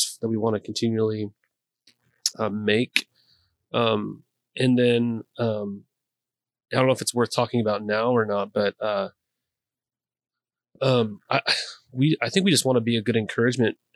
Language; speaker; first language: English; native; English